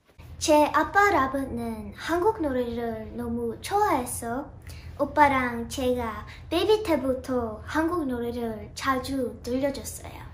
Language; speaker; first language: Korean; non-native, learner; English